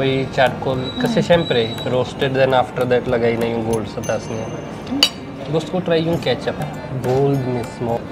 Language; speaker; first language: Filipino; non-native, learner; Punjabi